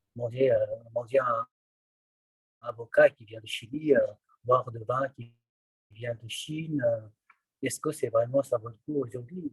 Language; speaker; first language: French; non-native, fluent; Nepali